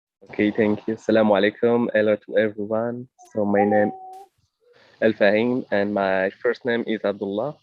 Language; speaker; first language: English; non-native, fluent; French